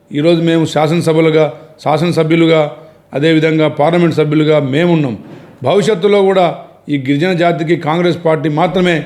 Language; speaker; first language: Telugu; non-native, local second language; Lambadi